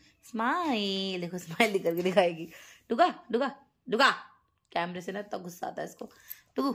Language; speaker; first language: Hindi; native; Hindi